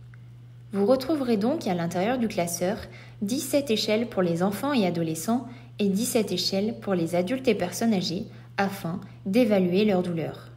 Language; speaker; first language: French; native; French